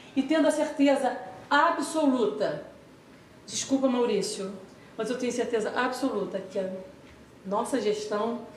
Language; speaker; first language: Portuguese; native; Portuguese